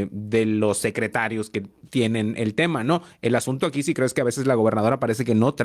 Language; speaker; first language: Spanish; native; Spanish